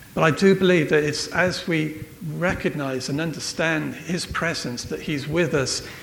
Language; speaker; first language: English; native; English